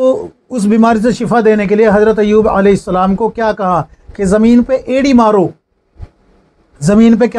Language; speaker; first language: Urdu; native; Urdu